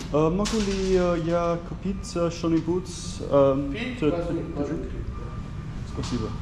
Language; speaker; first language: Russian; non-native, learner; English